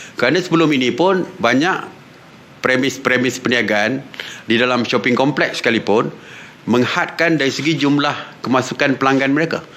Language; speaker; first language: Malay; native; Malay